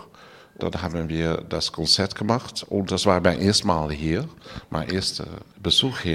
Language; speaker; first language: German; non-native, learner; Dutch